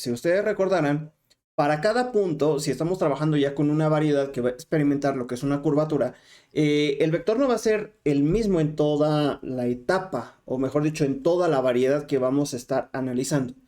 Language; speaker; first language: Spanish; native; Spanish